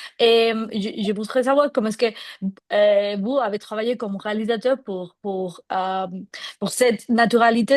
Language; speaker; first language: French; non-native, fluent; Spanish